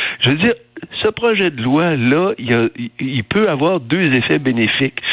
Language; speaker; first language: French; native; French